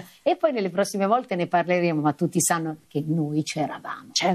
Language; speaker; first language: Italian; native; Italian